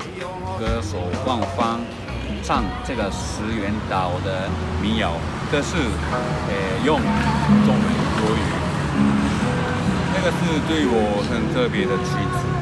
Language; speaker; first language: Chinese; non-native, learner; Japanese